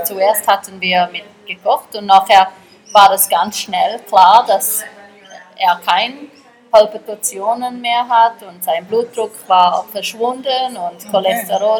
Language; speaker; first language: German; early bilingual, heritage; German